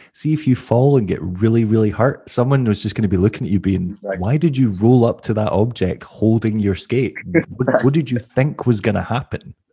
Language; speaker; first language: English; native; English